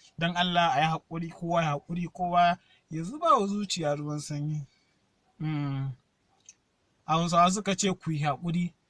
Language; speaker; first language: Hausa; non-native, local second language; Yoruba